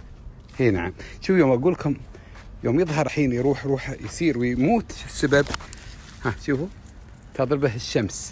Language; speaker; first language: Arabic; native; Arabic